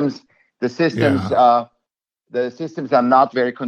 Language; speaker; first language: English; non-native, fluent; German